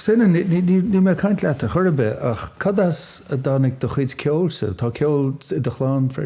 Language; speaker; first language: Irish; native; Irish